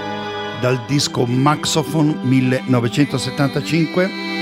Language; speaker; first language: Italian; native; Italian